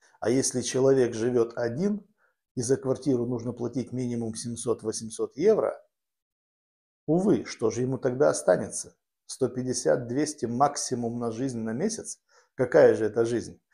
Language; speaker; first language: Russian; native; Russian